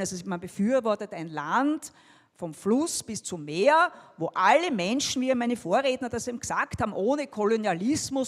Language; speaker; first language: German; native; German